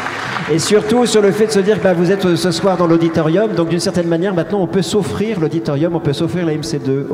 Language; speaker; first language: French; native; French